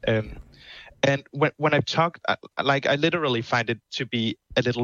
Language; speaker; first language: English; non-native, fluent; Danish